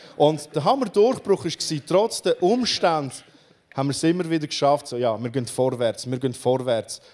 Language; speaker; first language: German; non-native, fluent; Romanian